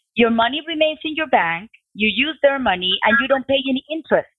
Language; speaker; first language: English; non-native, fluent; Spanish